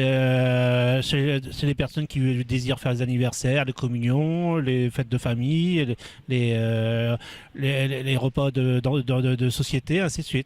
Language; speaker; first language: French; native; French